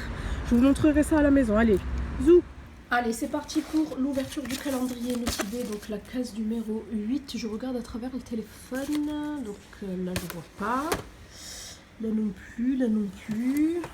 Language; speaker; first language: French; native; French